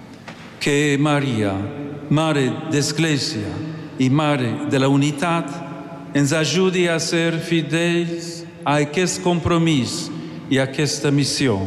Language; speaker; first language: Catalan; non-native, learner; English